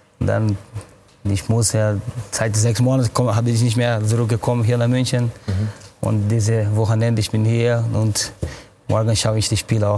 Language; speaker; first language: German; non-native, fluent; Portuguese